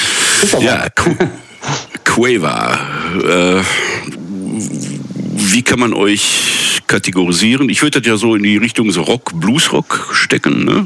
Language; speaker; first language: German; native; German